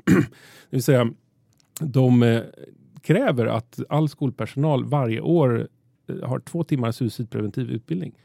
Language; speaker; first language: Swedish; native; Swedish